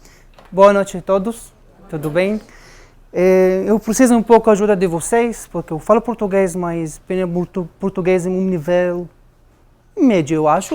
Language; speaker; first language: Portuguese; non-native, learner; Arabic